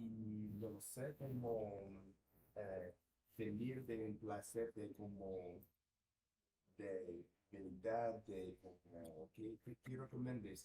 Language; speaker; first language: Spanish; non-native, learner; English